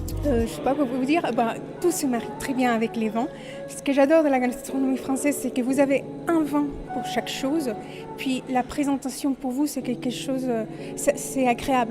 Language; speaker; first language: French; non-native, fluent; Spanish